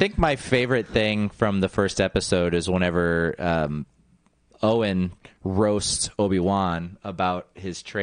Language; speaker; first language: English; native; English